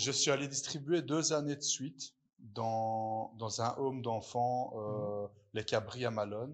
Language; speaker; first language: French; native; French